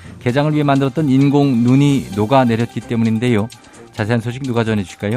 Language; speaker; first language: Korean; native; Korean